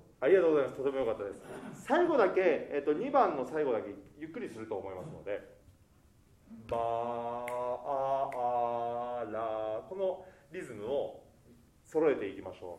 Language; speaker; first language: Japanese; native; Japanese